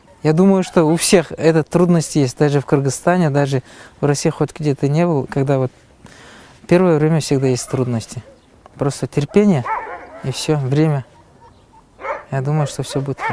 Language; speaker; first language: Russian; non-native, local second language; Kyrgyz